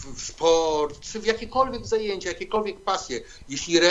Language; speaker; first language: Polish; native; Polish